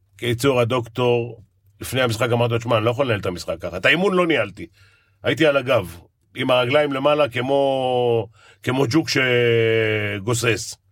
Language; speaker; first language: Hebrew; native; Hebrew